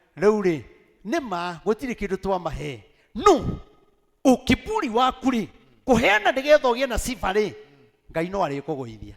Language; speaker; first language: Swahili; non-native, local second language; Kikuyu